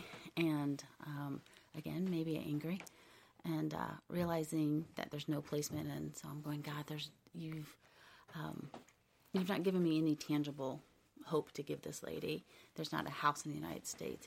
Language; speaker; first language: English; native; English